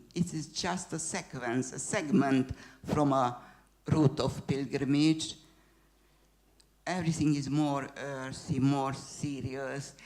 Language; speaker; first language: English; non-native, fluent; Hungarian